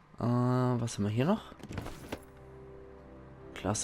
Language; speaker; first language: German; native; German